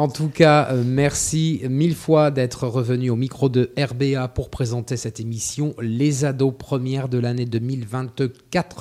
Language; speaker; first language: French; native; French